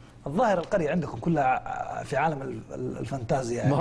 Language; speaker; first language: Arabic; native; Arabic